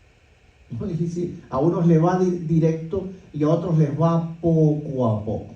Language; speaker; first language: Spanish; native; Spanish